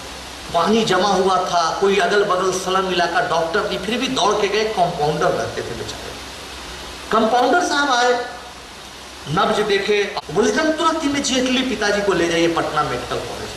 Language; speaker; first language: Hindi; native; Hindi